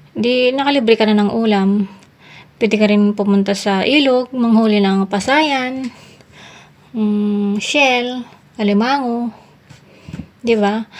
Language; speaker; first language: Filipino; non-native, local second language; Iloko